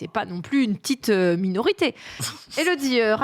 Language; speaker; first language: French; native; French